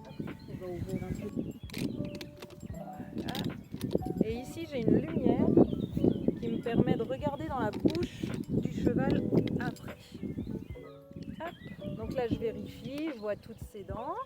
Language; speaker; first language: French; native; French